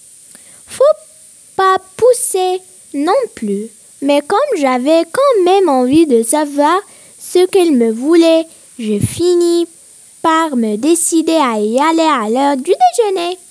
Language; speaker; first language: French; non-native, local second language; Arabic